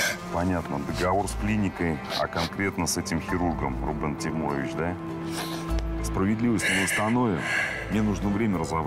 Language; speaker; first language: Russian; native; Russian